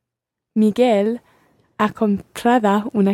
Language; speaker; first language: Spanish; non-native, learner; English